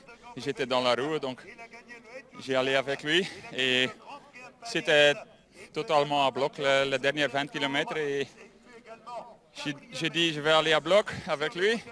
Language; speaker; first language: French; non-native, fluent; Dutch